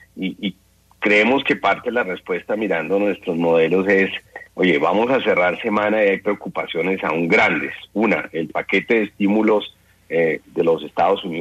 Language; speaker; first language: Spanish; native; Spanish